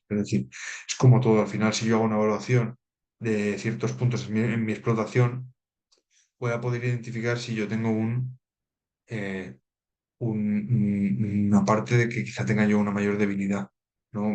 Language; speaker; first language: Spanish; native; Spanish